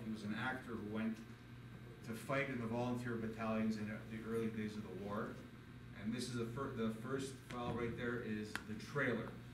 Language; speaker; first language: English; native; English